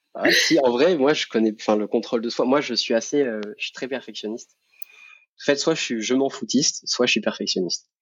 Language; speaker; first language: French; native; French